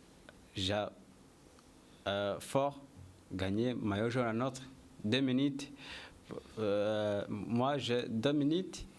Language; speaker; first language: French; non-native, learner; Kinyarwanda